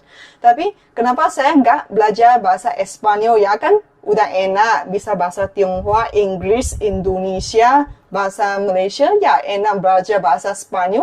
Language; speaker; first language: Indonesian; non-native, fluent; Chinese